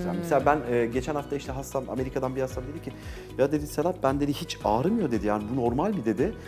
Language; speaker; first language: Turkish; early bilingual, heritage; Turkish